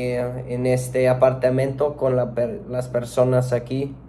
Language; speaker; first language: Spanish; non-native, learner; English